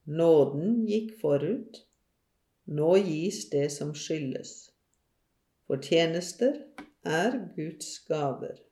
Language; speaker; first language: Norwegian; native; Norwegian